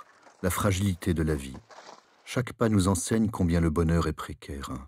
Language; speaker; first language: French; native; French